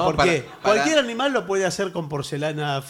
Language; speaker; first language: Spanish; native; Spanish